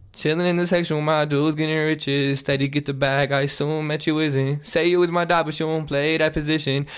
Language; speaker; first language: English; native; English